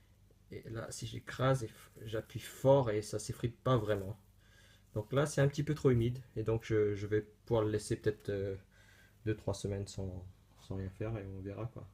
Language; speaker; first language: French; native; French